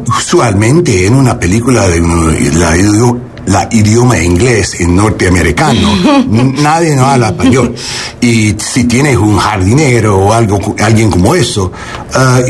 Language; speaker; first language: Spanish; early bilingual, heritage; English